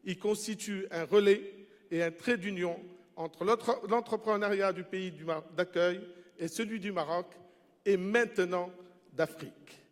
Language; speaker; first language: French; non-native, local second language; Arabic